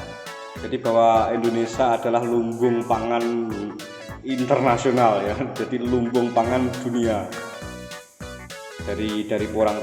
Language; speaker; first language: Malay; non-native, local second language; Javanese